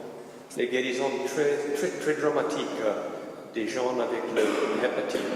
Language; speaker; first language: French; non-native, fluent; English